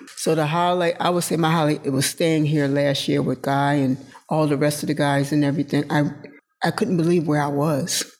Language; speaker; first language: English; native; English